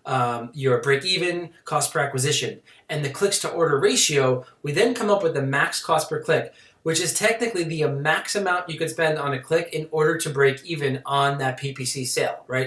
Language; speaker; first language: English; native; English